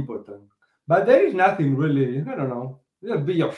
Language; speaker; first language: English; non-native, learner; Spanish